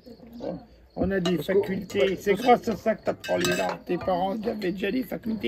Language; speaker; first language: French; native; French